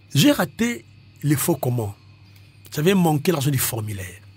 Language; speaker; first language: French; non-native, local second language; Lingala